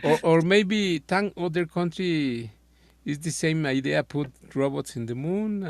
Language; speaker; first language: English; non-native, learner; Spanish